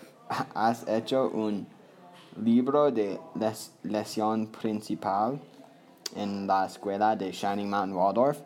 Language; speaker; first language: Spanish; non-native, learner; English